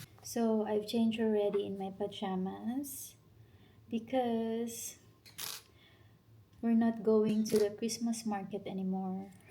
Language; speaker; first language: English; non-native, local second language; Filipino